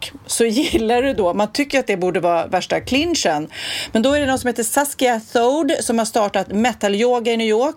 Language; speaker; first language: Swedish; native; Swedish